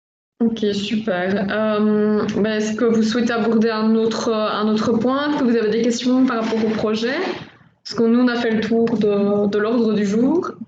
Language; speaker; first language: French; native; French